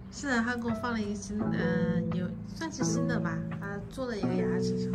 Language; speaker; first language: Chinese; native; Chinese